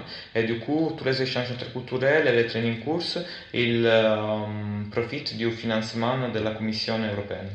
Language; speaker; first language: French; non-native, fluent; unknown